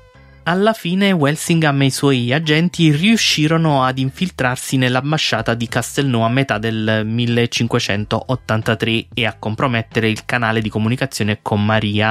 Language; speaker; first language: Italian; native; Italian